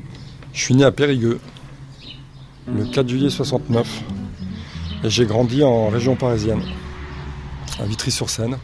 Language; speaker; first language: French; native; French